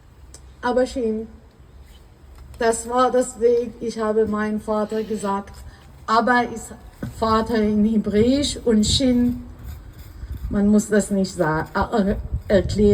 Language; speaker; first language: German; non-native, learner; Hebrew